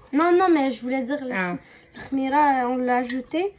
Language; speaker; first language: French; non-native, local second language; Arabic